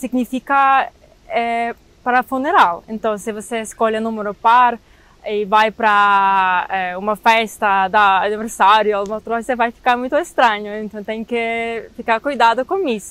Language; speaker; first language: Portuguese; non-native, fluent; Ukrainian